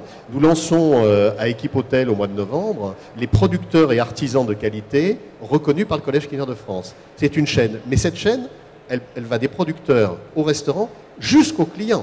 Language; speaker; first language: French; native; French